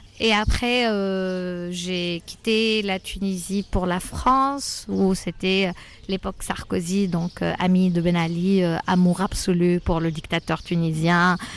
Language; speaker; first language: French; non-native, local second language; Arabic